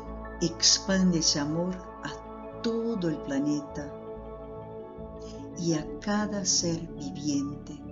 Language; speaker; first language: Spanish; non-native, fluent; Portuguese